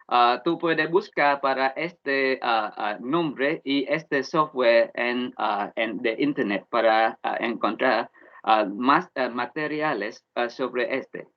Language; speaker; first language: Spanish; non-native, learner; Vietnamese